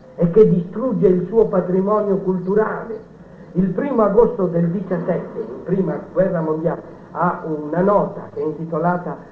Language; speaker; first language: Italian; native; Italian